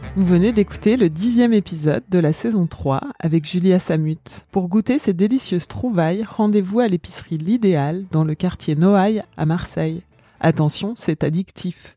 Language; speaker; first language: French; native; French